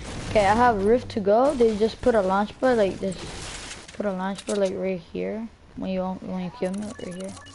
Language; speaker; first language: English; early bilingual, other home language; Spanish